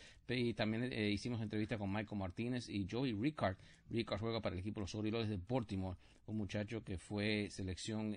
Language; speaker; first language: Spanish; native; Spanish